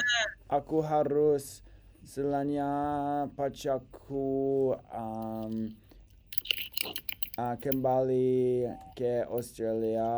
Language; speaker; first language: Indonesian; non-native, learner; English